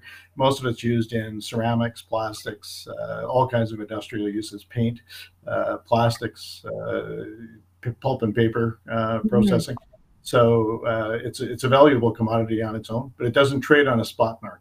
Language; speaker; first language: English; native; English